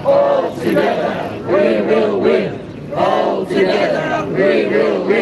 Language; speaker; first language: English; non-native, fluent; Ukrainian